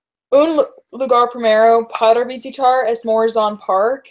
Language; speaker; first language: Spanish; non-native, learner; English